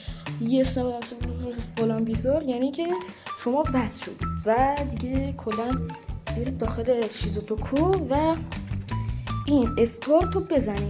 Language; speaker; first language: Persian; native; Persian